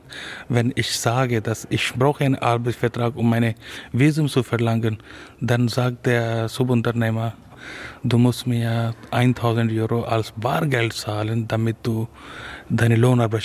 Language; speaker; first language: German; non-native, learner; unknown